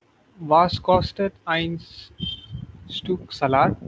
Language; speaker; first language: German; non-native, learner; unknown